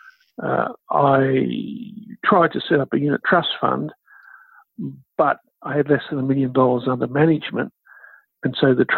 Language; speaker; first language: English; native; English